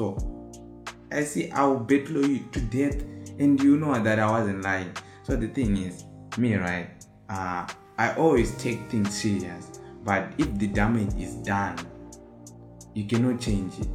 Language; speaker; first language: English; non-native, local second language; Shona